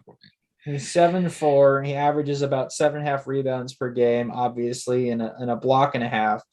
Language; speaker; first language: English; native; English